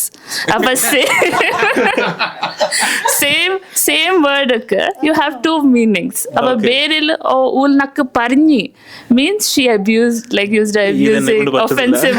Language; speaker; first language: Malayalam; non-native, local second language; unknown